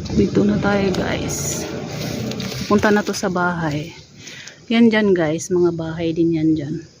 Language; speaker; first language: Filipino; non-native, local second language; Cebuano